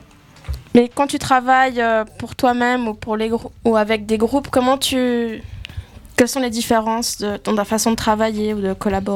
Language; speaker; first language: French; native; French